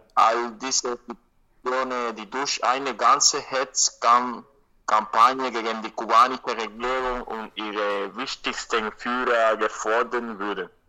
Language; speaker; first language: German; non-native, learner; Spanish